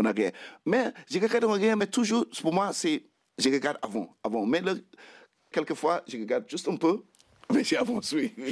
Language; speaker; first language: French; non-native, fluent; Krio